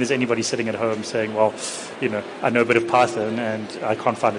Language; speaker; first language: English; native; English